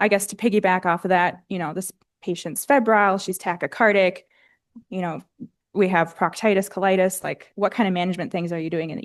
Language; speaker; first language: English; native; English